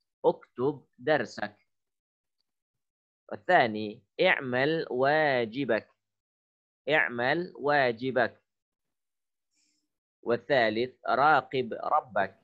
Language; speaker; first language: Arabic; non-native, fluent; Indonesian